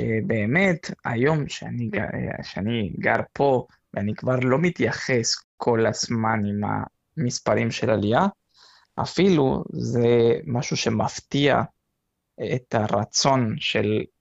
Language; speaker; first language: Hebrew; non-native, fluent; Spanish